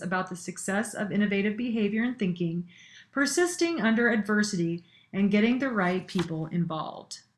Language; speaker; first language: English; native; English